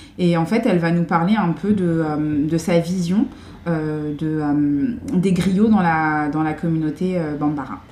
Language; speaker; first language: French; native; French